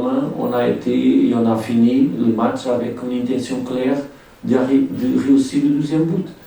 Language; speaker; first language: French; non-native, fluent; Portuguese